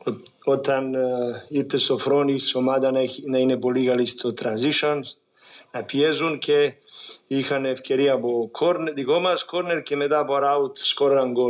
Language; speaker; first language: Greek; non-native, learner; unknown